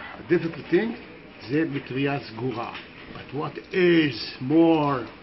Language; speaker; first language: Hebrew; non-native, fluent; Filipino